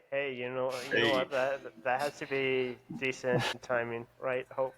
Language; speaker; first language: English; native; English